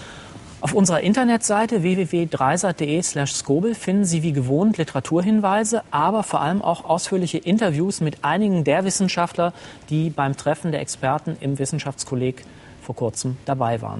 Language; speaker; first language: German; native; German